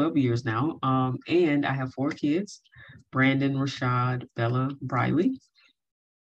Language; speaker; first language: English; native; English